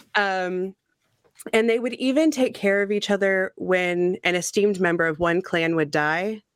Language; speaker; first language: English; native; English